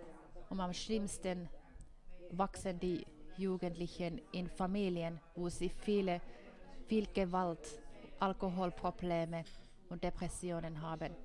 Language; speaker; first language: German; non-native, fluent; Finnish